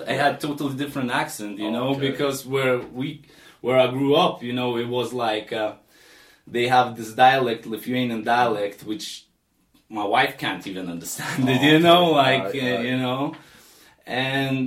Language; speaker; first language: English; non-native, fluent; Lithuanian